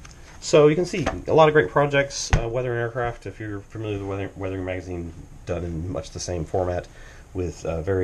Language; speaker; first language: English; native; English